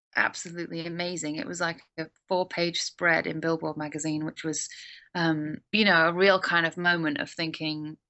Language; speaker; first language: English; native; English